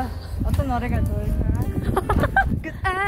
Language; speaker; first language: Korean; non-native, fluent; Indonesian